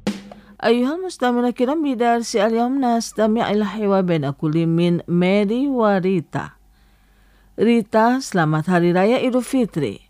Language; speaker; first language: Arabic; non-native, fluent; Indonesian